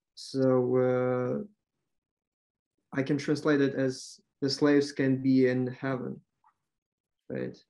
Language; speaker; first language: English; non-native, learner; Ukrainian